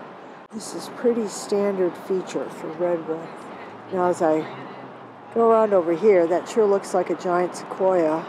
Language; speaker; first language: English; native; English